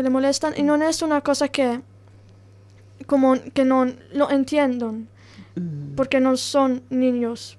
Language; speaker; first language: Spanish; non-native, learner; Italian